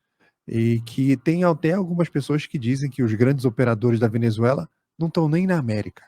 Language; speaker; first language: Portuguese; native; Portuguese